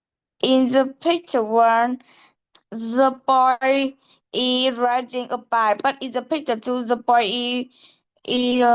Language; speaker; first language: English; non-native, learner; Vietnamese